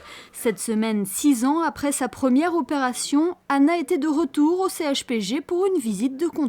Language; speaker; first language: French; native; French